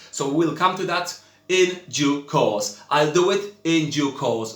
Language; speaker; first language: English; non-native, fluent; Polish